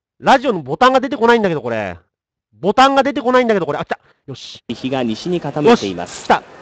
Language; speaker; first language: Japanese; native; Japanese